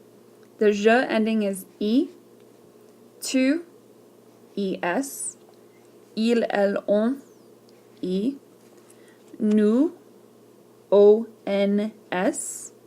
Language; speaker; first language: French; non-native, fluent; English